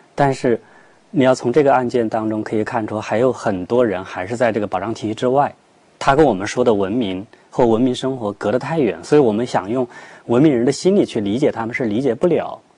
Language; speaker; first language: Chinese; native; Chinese